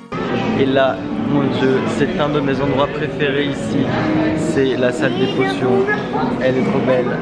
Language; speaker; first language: French; native; French